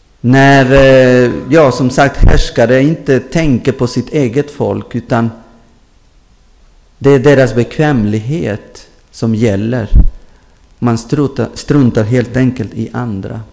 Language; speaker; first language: Swedish; non-native, fluent; Spanish